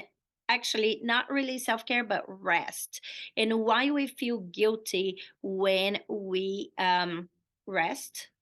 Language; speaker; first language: English; non-native, fluent; Portuguese